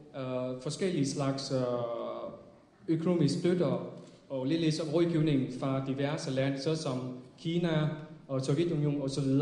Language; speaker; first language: Danish; non-native, fluent; Vietnamese